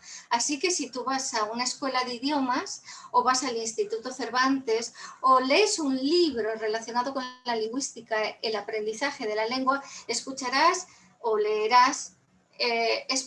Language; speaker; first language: Spanish; native; Spanish